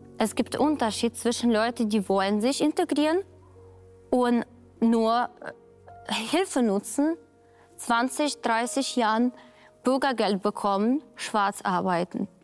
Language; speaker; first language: German; non-native, learner; Ukrainian